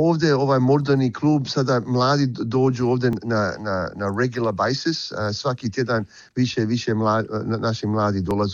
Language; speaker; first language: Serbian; early bilingual, heritage; Croatian